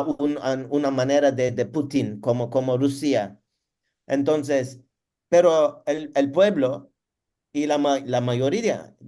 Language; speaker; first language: Spanish; non-native, learner; Turkish